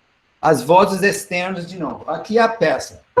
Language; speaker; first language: Portuguese; non-native, fluent; English